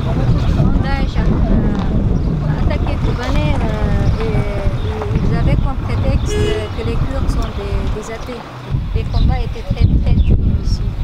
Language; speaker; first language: French; non-native, fluent; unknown